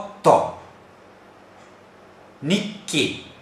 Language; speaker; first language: Japanese; non-native, fluent; Turkish